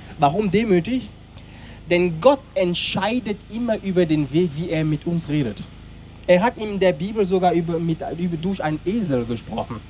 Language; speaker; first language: German; non-native, fluent; French